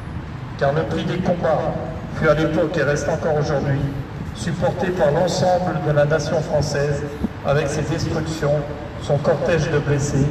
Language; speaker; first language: French; native; French